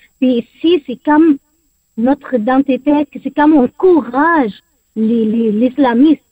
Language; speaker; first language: French; non-native, learner; Arabic